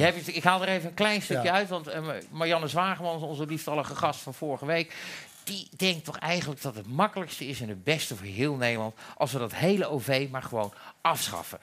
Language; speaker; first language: Dutch; native; Dutch